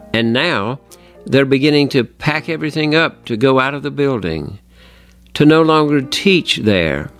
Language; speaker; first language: English; native; English